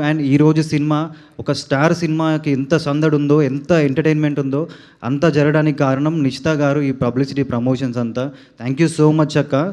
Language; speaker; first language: Telugu; native; Telugu